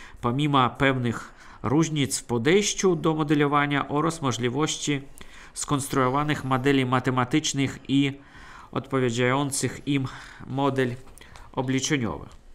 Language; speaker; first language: Polish; non-native, fluent; Russian